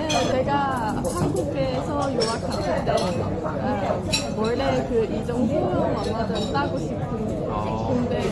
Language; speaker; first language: Korean; non-native, learner; Cantonese